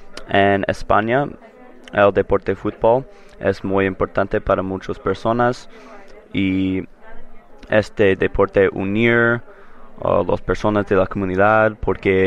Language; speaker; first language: Spanish; non-native, learner; English